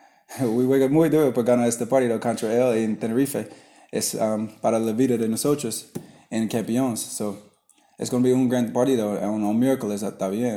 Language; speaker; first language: Spanish; non-native, learner; English